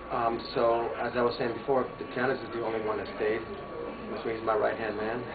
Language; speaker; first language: English; native; English